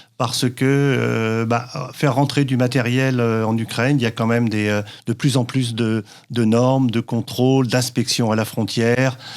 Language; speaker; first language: French; native; French